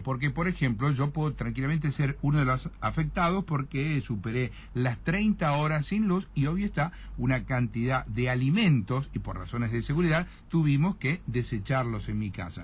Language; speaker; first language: Spanish; native; Spanish